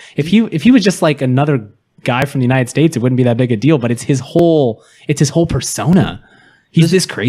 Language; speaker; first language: English; native; English